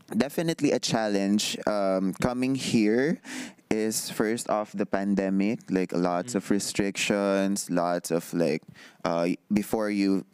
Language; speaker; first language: English; non-native, local second language; Filipino